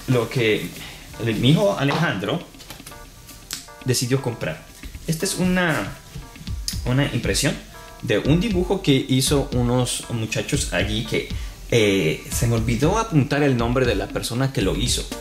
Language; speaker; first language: Spanish; native; Spanish